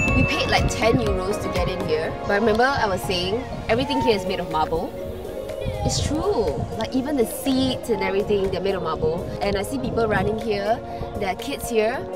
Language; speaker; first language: English; non-native, local second language; Chinese